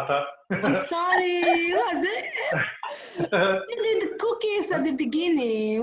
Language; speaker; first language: English; non-native, learner; Italian